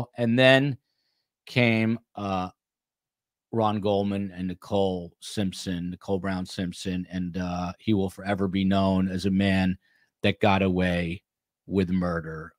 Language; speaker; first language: English; native; English